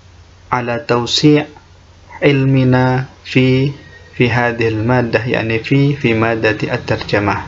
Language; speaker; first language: Arabic; non-native, fluent; Indonesian